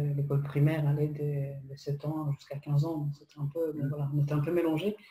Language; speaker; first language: French; non-native, fluent; Polish